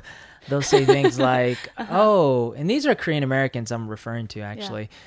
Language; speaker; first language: English; native; English